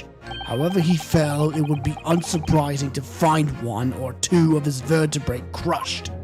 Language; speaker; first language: English; native; English